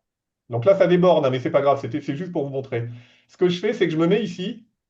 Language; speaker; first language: French; native; French